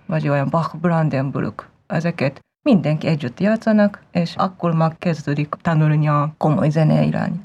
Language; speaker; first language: Hungarian; non-native, fluent; Japanese